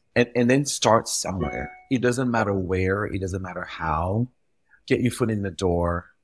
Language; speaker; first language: English; early bilingual, other home language; French